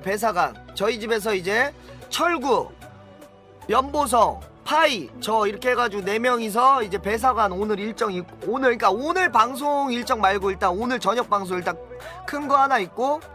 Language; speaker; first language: Korean; native; Korean